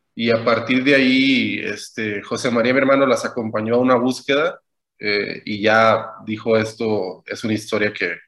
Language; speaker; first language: Spanish; native; Spanish